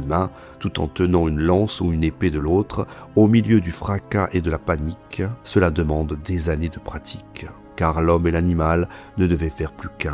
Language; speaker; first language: French; native; French